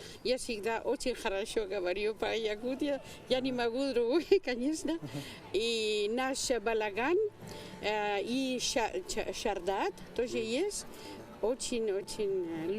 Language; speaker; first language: Russian; non-native, learner; Spanish